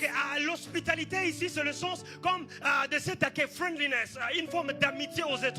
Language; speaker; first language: French; native; French